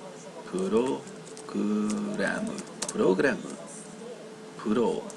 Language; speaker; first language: Japanese; non-native, learner; English